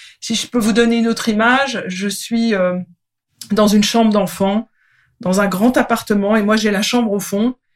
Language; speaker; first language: French; native; French